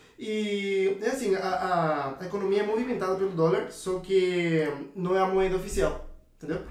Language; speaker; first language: Portuguese; non-native, fluent; Spanish